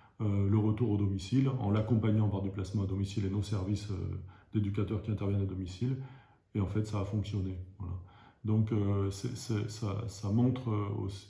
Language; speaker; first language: French; native; French